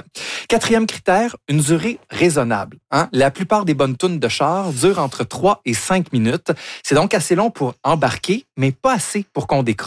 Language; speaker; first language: French; native; French